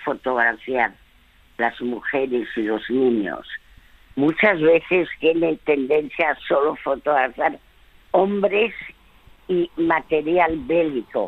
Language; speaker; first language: Spanish; early bilingual, other home language; French